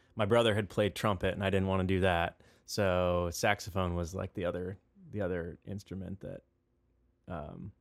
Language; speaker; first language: English; native; English